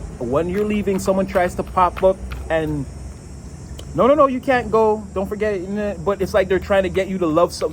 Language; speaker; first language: English; native; English